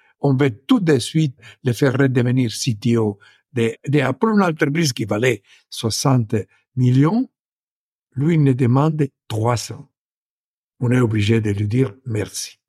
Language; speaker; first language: French; non-native, fluent; Italian